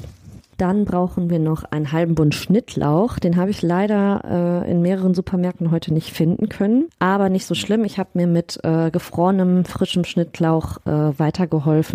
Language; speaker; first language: German; native; German